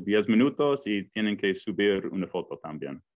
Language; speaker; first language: Spanish; non-native, fluent; English